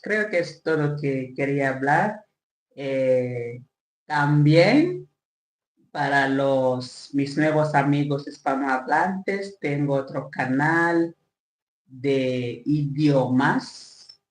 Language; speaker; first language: Spanish; non-native, learner; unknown